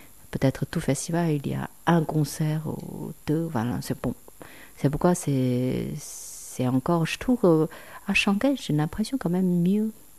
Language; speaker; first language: French; non-native, fluent; Chinese